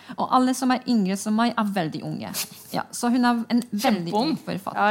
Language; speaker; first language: Norwegian; non-native, fluent; Polish